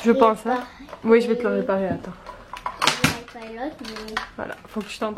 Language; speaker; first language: French; native; French